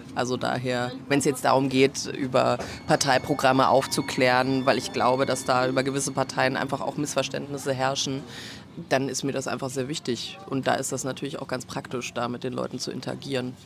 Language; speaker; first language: German; native; German